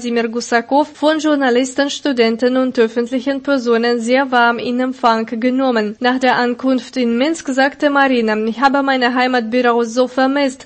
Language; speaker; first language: German; non-native, fluent; Russian